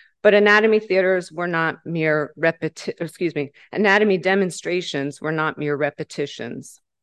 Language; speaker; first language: English; native; English